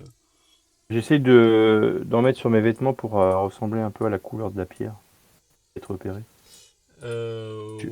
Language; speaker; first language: French; native; French